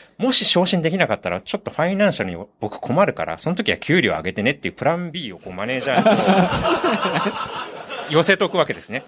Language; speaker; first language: Japanese; native; Japanese